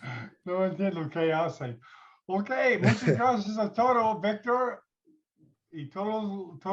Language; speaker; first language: Spanish; non-native, learner; English